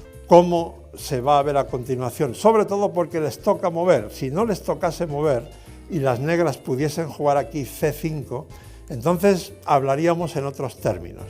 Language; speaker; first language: Spanish; native; Spanish